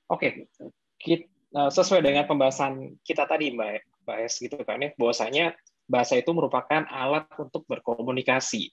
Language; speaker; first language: Indonesian; native; Indonesian